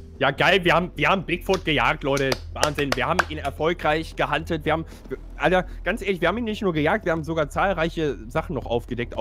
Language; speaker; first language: German; native; German